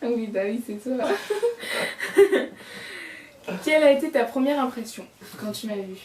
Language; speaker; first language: French; native; French